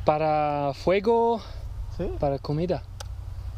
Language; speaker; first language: Spanish; non-native, learner; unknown